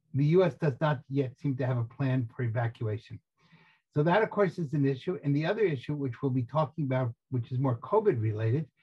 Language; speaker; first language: English; native; English